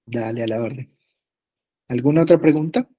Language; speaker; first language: Spanish; native; Spanish